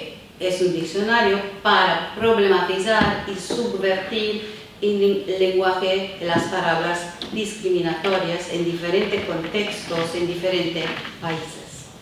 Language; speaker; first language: Spanish; non-native, fluent; Italian